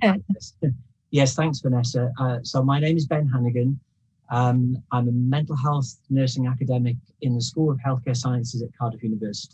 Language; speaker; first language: English; native; English